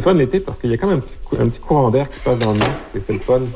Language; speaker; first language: French; native; French